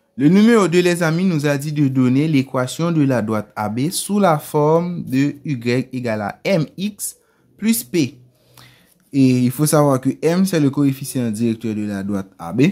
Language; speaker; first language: French; non-native, local second language; Haitian Creole